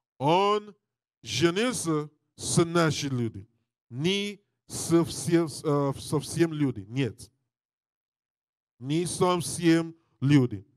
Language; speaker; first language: Russian; non-native, learner; English